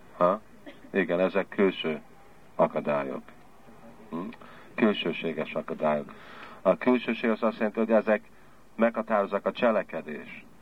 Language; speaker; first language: Hungarian; early bilingual, heritage; Hungarian